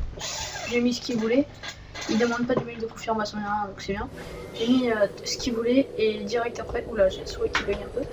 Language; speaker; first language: French; native; French